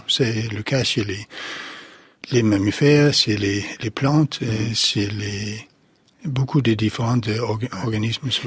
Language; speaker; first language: French; non-native, fluent; Danish